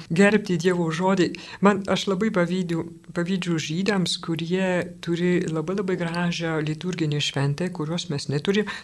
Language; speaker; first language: Lithuanian; non-native, fluent; French